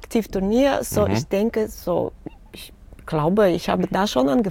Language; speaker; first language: German; non-native, learner; Russian